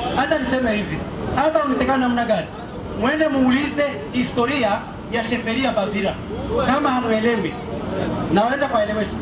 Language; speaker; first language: Swahili; non-native, local second language; Kinyarwanda